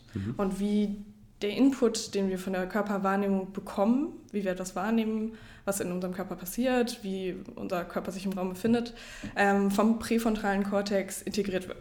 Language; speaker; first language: German; native; German